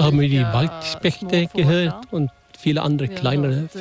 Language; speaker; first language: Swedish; non-native, learner; German